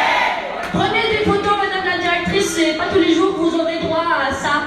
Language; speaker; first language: French; native; French